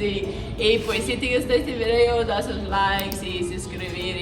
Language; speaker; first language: Spanish; non-native, learner; English